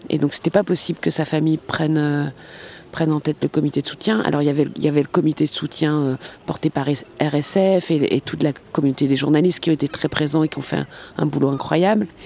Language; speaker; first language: French; native; French